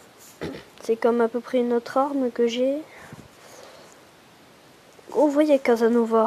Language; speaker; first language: French; native; French